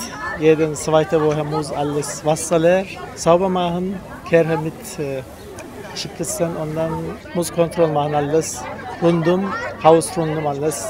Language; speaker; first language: German; non-native, learner; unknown